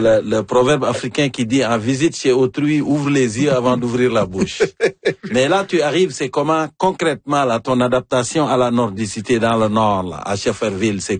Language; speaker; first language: French; native; French